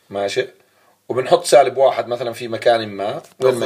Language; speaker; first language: Arabic; native; Arabic